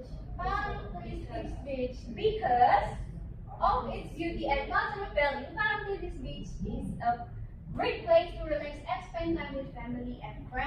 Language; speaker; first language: English; non-native, fluent; Indonesian